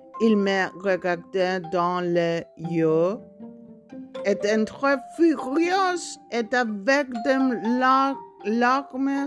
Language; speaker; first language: French; non-native, learner; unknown